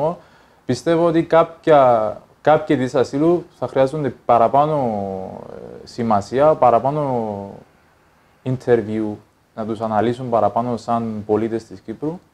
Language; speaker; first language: Greek; early bilingual, other home language; Persian